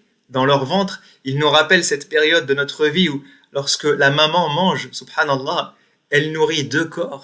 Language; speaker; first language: French; native; French